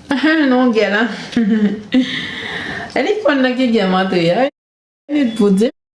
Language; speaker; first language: French; non-native, learner; Haitian Creole